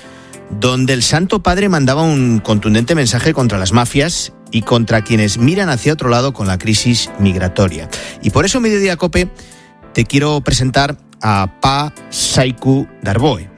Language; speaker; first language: Spanish; native; Spanish